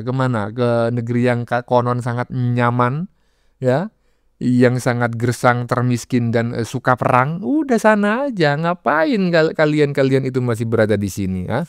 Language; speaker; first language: Indonesian; native; Indonesian